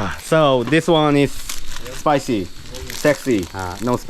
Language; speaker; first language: English; non-native, learner; Korean